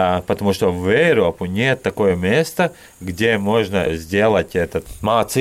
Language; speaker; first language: Russian; non-native, learner; Latvian